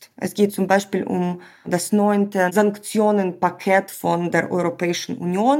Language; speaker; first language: German; non-native, fluent; Ukrainian